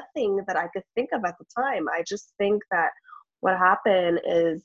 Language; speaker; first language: English; native; English